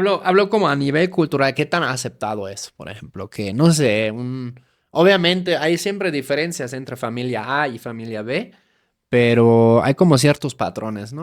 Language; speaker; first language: Spanish; non-native, fluent; German